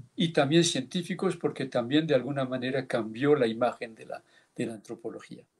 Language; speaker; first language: Spanish; early bilingual, heritage; Basque